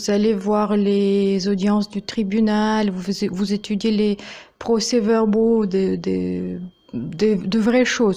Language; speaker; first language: French; non-native, fluent; Russian